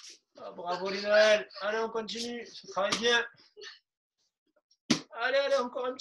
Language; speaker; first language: French; native; French